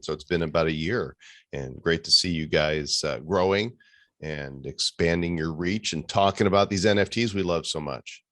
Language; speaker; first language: English; native; English